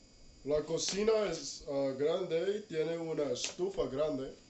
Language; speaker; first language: Spanish; non-native, learner; English